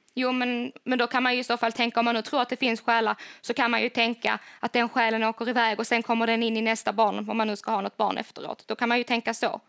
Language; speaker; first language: Swedish; native; Swedish